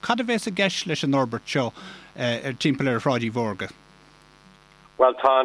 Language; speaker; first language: Irish; native; Irish